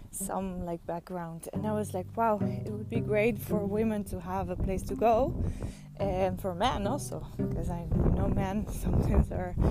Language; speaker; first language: English; non-native, fluent; Dutch